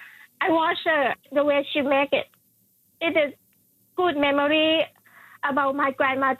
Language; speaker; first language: English; non-native, fluent; Thai